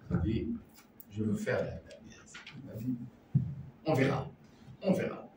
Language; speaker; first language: French; non-native, learner; Arabic